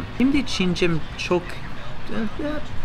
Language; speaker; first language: Turkish; non-native, learner; English